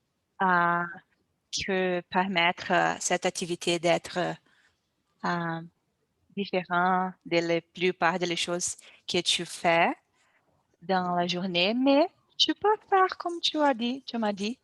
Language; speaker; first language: French; non-native, learner; Portuguese